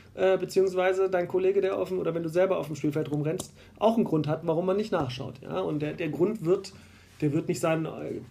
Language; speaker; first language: German; native; German